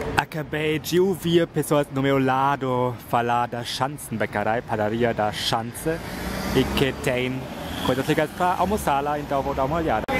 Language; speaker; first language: Portuguese; non-native, fluent; German